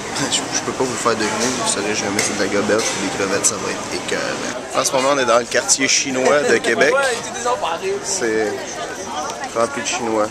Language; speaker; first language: French; native; French